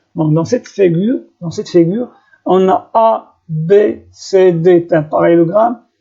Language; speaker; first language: French; non-native, local second language; Arabic